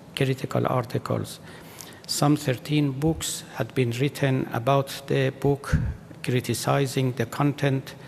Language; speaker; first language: English; non-native, fluent; Persian